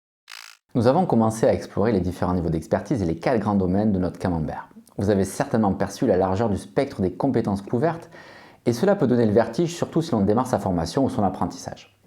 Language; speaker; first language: French; native; French